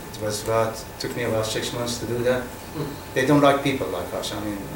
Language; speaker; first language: English; non-native, fluent; Persian